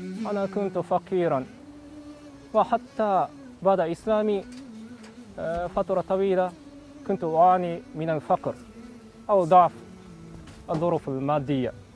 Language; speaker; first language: Arabic; non-native, fluent; Japanese